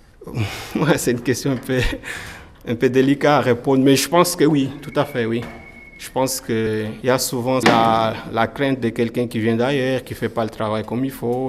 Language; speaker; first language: French; non-native, fluent; Portuguese